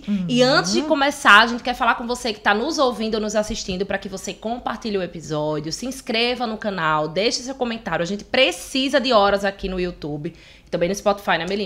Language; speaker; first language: Portuguese; native; Portuguese